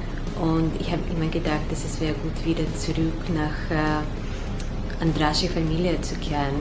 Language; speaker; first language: German; non-native, fluent; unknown